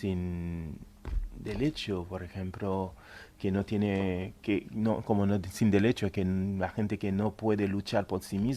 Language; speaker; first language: Spanish; non-native, fluent; Haitian Creole